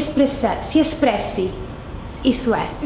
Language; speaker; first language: Portuguese; non-native, fluent; Italian